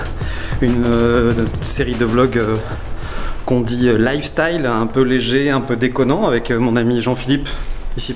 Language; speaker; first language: French; native; French